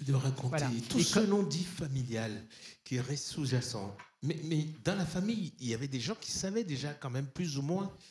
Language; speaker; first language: French; native; French